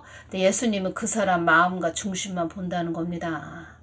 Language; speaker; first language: Korean; native; Korean